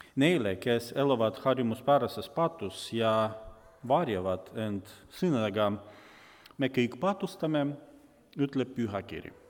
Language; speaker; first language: Estonian; non-native, local second language; Russian